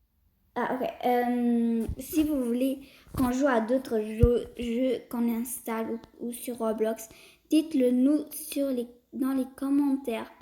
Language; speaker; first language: French; early bilingual, other home language; Portuguese